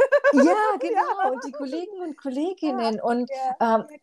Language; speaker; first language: German; early bilingual, other home language; Romanian